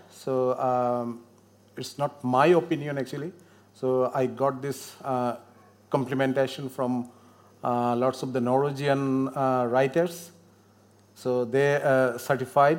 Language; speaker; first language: English; non-native, learner; Bangla